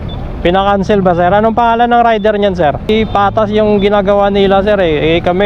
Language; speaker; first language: Filipino; native; Filipino